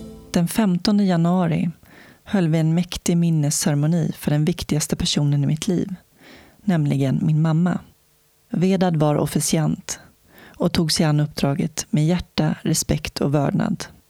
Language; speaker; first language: Swedish; native; Swedish